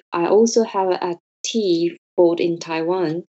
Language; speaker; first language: English; non-native, learner; Japanese